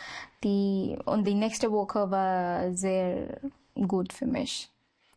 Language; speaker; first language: German; non-native, learner; Marathi